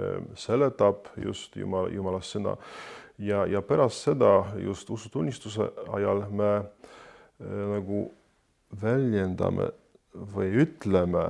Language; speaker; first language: Estonian; non-native, fluent; Polish